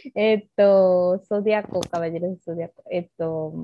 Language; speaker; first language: Japanese; non-native, fluent; Spanish